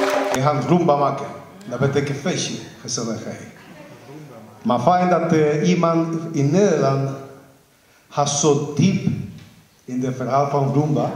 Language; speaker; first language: Dutch; non-native, fluent; Spanish